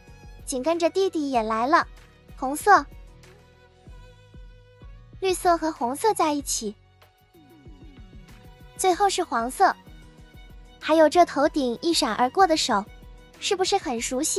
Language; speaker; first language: Chinese; native; Chinese